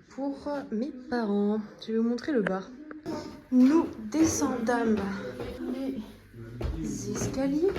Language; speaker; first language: French; native; French